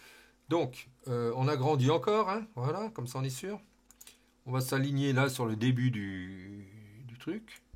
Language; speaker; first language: French; native; French